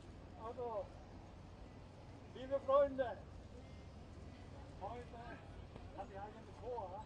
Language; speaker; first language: German; non-native, fluent; Japanese